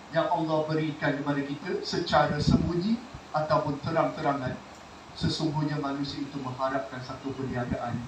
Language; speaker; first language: Malay; non-native, local second language; Chinese